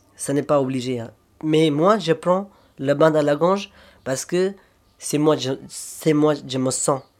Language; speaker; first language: French; non-native, learner; Hindi